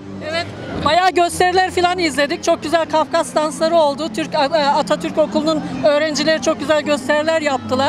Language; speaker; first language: Turkish; native; Turkish